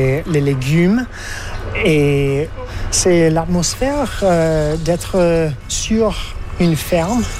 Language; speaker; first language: French; non-native, learner; English